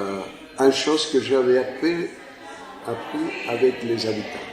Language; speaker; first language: French; non-native, fluent; Spanish